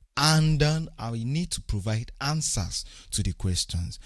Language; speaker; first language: English; non-native, local second language; Yoruba